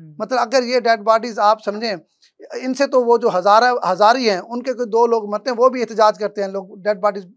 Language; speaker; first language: Urdu; non-native, local second language; Saraiki